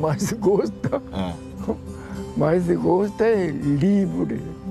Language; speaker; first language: Portuguese; non-native, learner; Korean